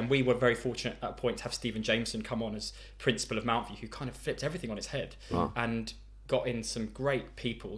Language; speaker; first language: English; native; English